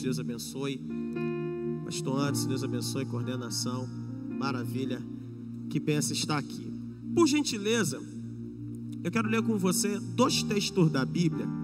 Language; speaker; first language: Portuguese; native; Portuguese